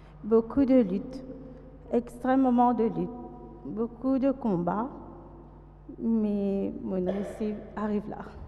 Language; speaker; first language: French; non-native, local second language; Morisyen